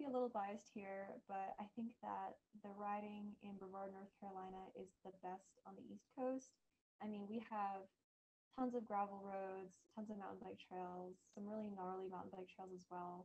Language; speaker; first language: English; native; English